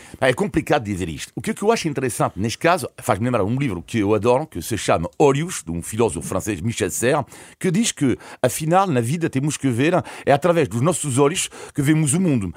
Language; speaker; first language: Portuguese; non-native, fluent; French